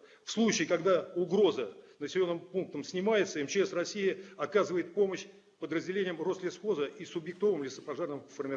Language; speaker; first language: Russian; native; Russian